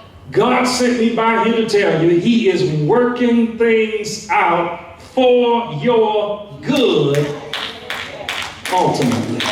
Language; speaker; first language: English; native; English